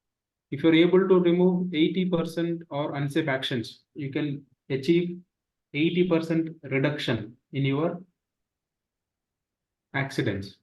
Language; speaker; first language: English; non-native, local second language; Telugu